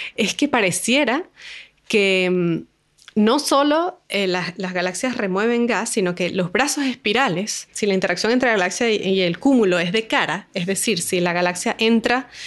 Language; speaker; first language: Spanish; native; Spanish